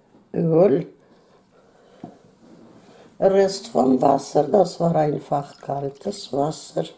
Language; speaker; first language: German; non-native, fluent; Russian